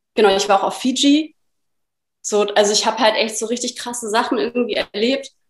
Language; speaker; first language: German; native; German